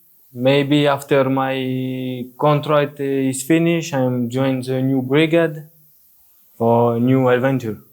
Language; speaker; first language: English; non-native, learner; French